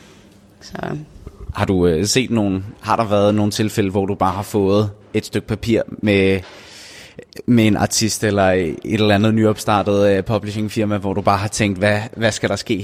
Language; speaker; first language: Danish; native; Danish